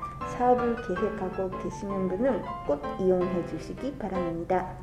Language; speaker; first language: Korean; non-native, fluent; Japanese